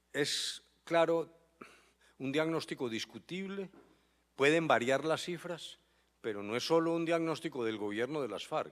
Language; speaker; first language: Spanish; native; Spanish